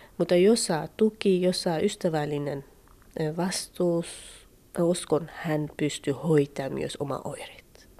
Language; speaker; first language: Finnish; non-native, learner; Central Kurdish